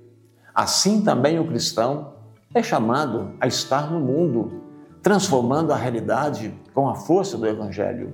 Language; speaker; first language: Portuguese; native; Portuguese